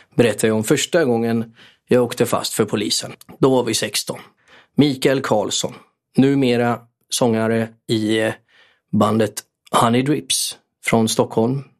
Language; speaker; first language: Swedish; native; Swedish